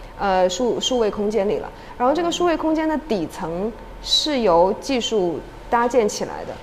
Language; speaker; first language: Chinese; native; Chinese